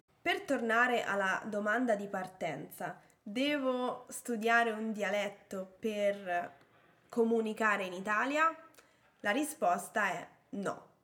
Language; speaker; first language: Italian; native; Italian